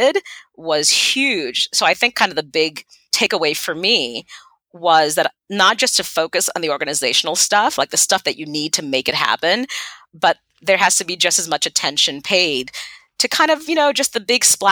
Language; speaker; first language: English; non-native, fluent; Haitian Creole